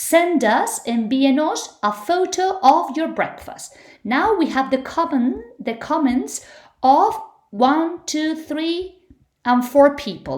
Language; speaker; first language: English; non-native, fluent; Spanish